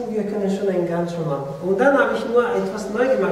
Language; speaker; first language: German; non-native, fluent; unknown